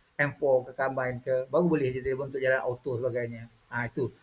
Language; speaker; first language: Malay; native; Malay